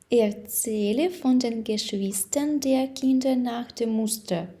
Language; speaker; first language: German; non-native, fluent; Ukrainian